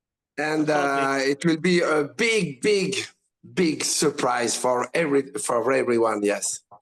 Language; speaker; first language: English; non-native, learner; French